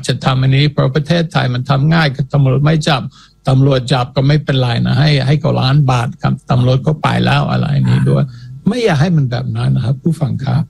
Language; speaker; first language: Thai; non-native, fluent; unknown